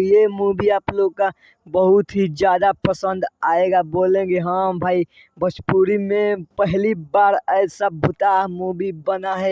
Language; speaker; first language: Hindi; non-native, local second language; Bhojpuri